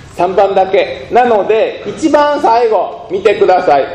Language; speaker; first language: Japanese; native; Japanese